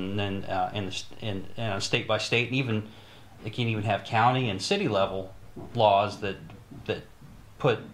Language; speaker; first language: English; native; English